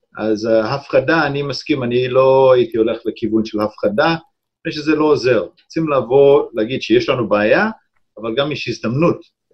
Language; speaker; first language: Hebrew; non-native, fluent; English